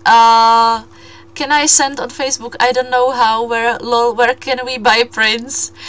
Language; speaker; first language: English; non-native, fluent; Czech